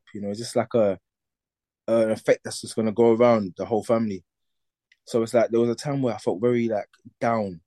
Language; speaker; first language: English; native; English